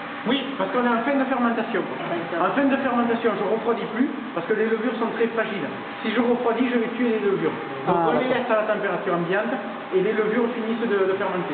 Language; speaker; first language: French; native; French